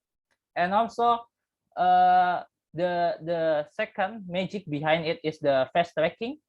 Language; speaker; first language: English; non-native, learner; Indonesian